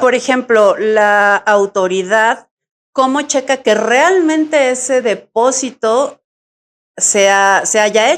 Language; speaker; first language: Spanish; native; Spanish